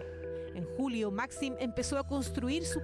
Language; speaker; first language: Spanish; native; Spanish